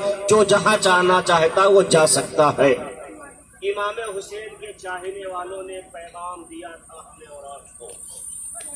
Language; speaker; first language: Urdu; native; Urdu